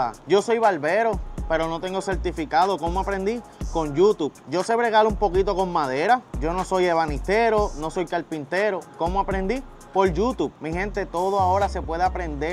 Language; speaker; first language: Spanish; native; Spanish